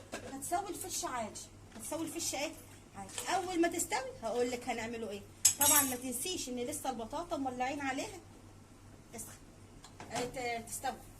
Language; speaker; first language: Arabic; native; Arabic